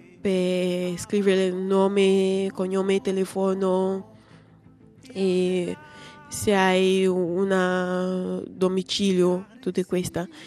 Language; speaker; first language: Italian; non-native, learner; English